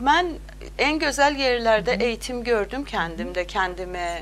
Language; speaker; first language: Turkish; non-native, learner; Azerbaijani